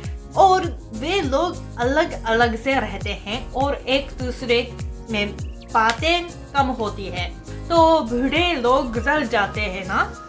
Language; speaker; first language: Hindi; non-native, fluent; Japanese